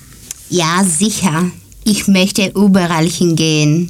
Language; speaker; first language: German; non-native, learner; Greek